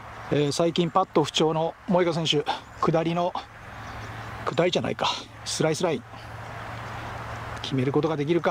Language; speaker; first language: Japanese; native; Japanese